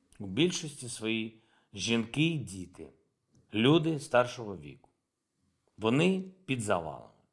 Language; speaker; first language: Ukrainian; non-native, local second language; Russian